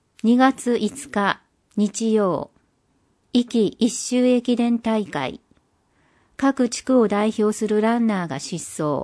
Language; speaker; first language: Japanese; native; Japanese